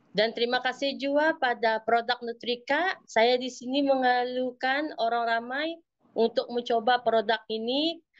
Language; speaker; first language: Malay; native; Malay